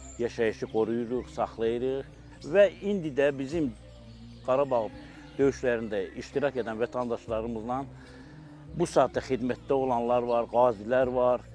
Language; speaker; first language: Azerbaijani; non-native, local second language; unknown